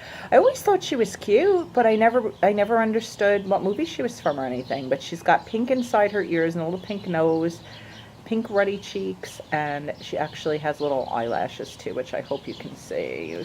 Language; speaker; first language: English; native; English